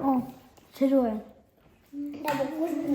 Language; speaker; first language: Korean; early bilingual, heritage; French